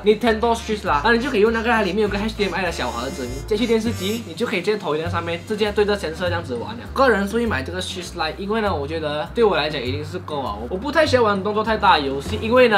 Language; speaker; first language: Chinese; native; Chinese